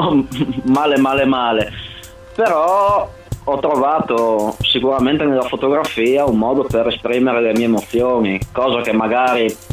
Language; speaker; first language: Italian; native; Italian